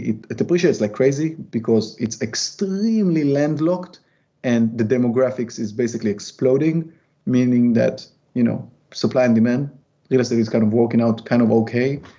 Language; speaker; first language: English; non-native, fluent; Hebrew